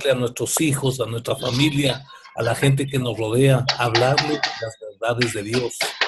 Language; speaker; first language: Spanish; native; Spanish